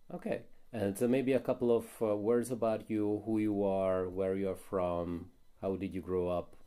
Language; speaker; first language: English; non-native, fluent; Hungarian